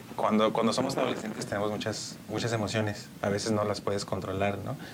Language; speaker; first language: Spanish; early bilingual, heritage; Spanish